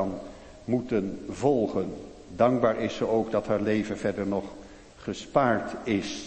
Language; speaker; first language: Dutch; native; Dutch